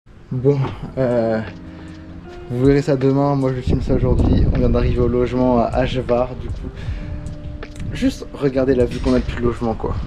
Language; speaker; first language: French; native; French